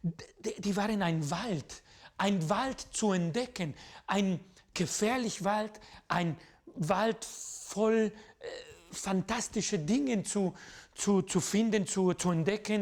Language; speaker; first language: German; non-native, fluent; Spanish